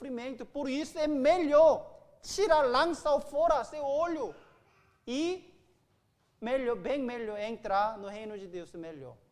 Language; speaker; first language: Portuguese; non-native, learner; Korean